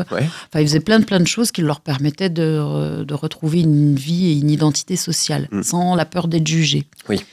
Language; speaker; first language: French; native; French